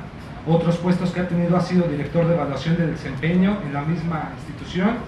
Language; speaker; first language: Spanish; native; Spanish